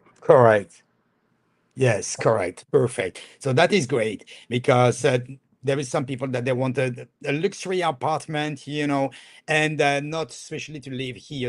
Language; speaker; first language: English; non-native, fluent; French